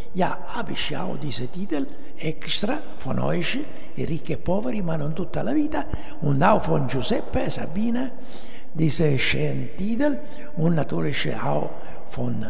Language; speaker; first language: German; non-native, learner; Italian